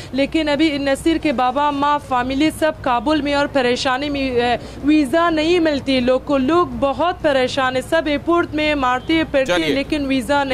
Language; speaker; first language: Hindi; non-native, learner; Persian